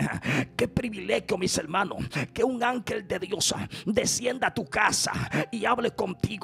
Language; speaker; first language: Spanish; native; Spanish